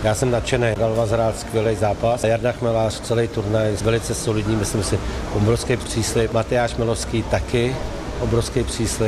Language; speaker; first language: Czech; native; Czech